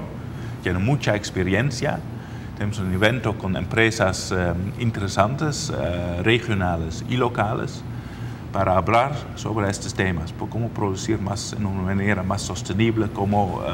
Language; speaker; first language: Spanish; non-native, fluent; Dutch